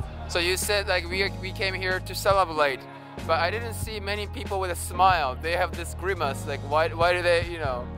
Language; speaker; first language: English; non-native, fluent; Japanese